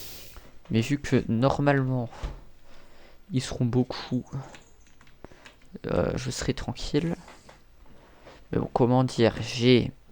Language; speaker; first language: French; native; French